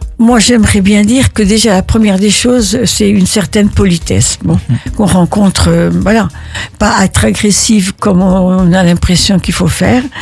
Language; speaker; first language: French; early bilingual, other home language; Italian